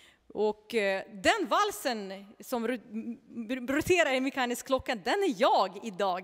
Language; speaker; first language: Swedish; non-native, fluent; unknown